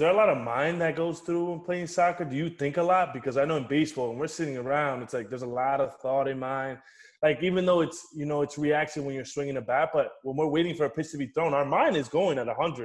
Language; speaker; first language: English; native; English